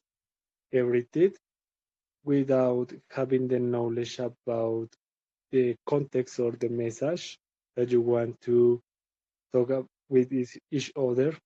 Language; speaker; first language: English; non-native, learner; Spanish